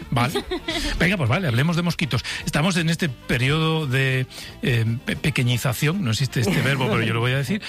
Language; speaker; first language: Spanish; native; Spanish